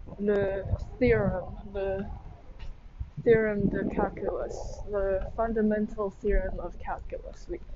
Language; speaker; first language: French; non-native, learner; English